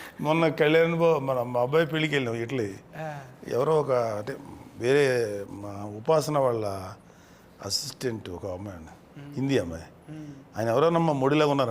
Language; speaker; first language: Telugu; native; Telugu